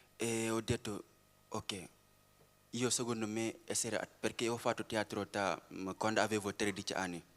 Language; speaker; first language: Italian; non-native, learner; Wolof